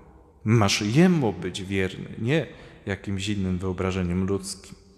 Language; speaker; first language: Polish; native; Polish